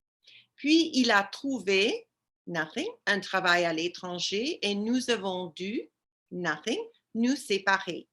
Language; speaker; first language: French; non-native, fluent; English